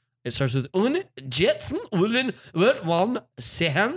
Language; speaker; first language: German; non-native, learner; English